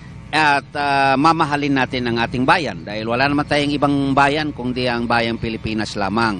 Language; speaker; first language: Filipino; native; Filipino